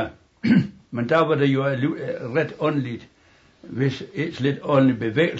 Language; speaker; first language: Danish; native; Danish